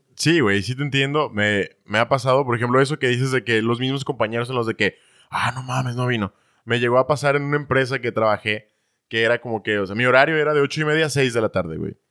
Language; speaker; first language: Spanish; native; Spanish